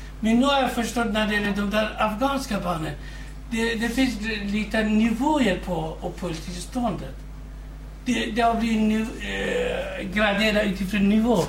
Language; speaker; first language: Swedish; non-native, fluent; Kurdish